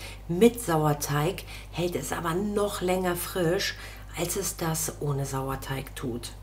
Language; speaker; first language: German; native; German